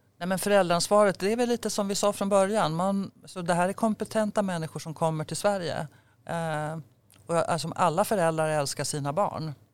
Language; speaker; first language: Swedish; native; Swedish